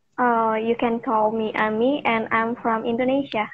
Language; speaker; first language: English; non-native, learner; Indonesian